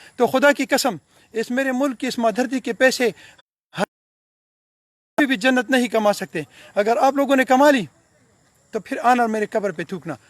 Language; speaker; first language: Urdu; non-native, local second language; Pashto